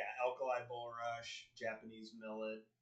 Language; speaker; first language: English; native; English